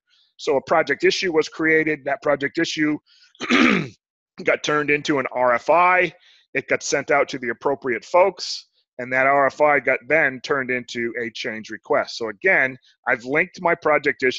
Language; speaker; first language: English; native; English